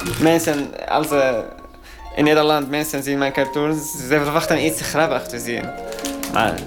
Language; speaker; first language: Dutch; non-native, learner; Arabic